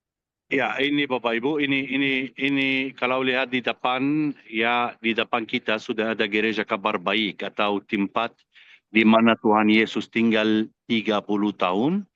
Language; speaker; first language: Indonesian; non-native, fluent; Arabic